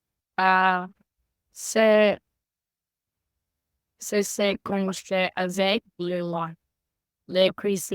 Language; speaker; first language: French; non-native, learner; Spanish